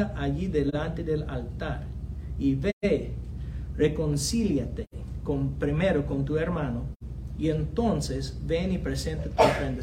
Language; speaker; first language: Spanish; non-native, fluent; English